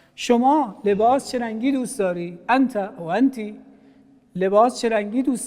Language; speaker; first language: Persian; non-native, fluent; Arabic